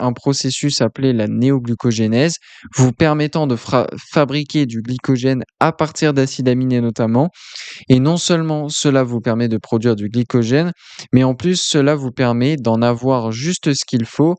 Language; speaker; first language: French; native; French